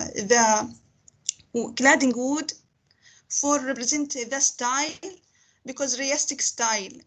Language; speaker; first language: English; non-native, learner; Arabic